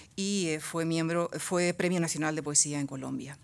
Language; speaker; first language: Spanish; native; Spanish